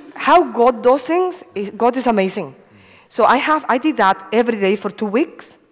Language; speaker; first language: English; non-native, fluent; Spanish